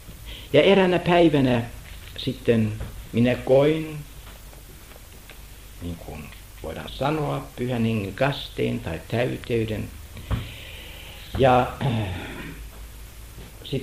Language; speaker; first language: Finnish; non-native, fluent; German